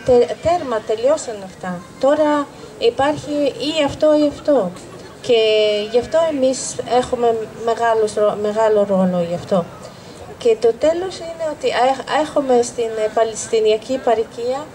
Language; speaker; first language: Greek; non-native, fluent; Arabic